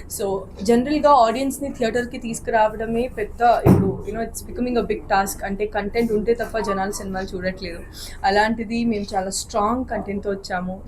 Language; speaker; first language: Telugu; native; Telugu